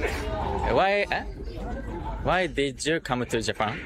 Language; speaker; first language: English; non-native, learner; Japanese